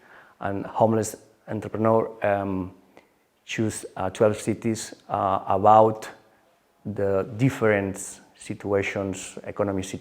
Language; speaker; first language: English; non-native, learner; Spanish